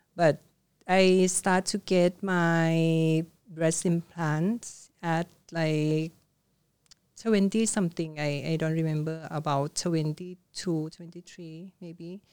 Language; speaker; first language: English; non-native, learner; Thai